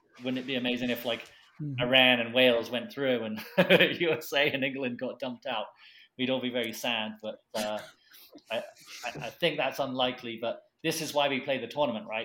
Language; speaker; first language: English; native; English